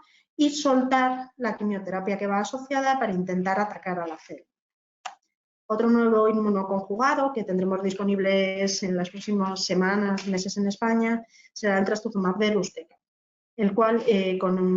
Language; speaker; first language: Spanish; native; Spanish